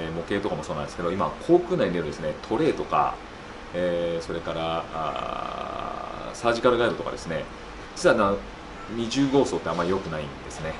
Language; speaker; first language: Japanese; native; Japanese